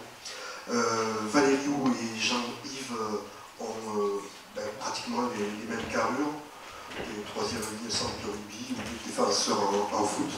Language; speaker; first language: French; native; French